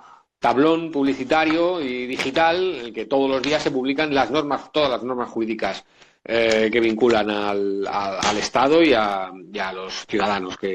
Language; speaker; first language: Spanish; native; Spanish